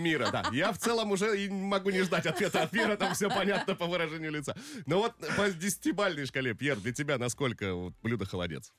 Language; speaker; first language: Russian; native; Russian